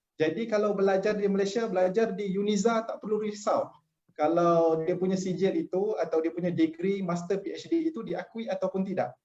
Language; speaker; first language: Malay; native; Malay